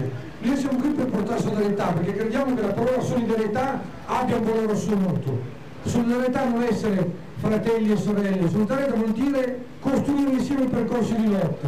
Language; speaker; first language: Italian; native; Italian